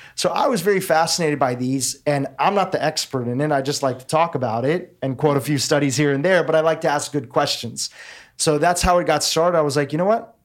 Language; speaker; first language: English; native; English